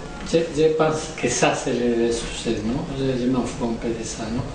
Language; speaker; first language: French; non-native, learner; Spanish